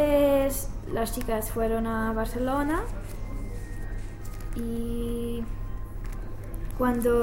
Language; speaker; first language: Spanish; non-native, learner; English